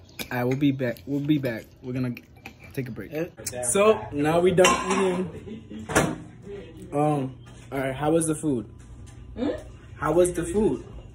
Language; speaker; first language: English; non-native, local second language; Spanish